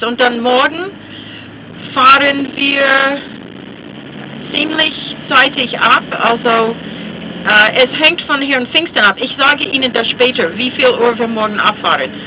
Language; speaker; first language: German; non-native, fluent; English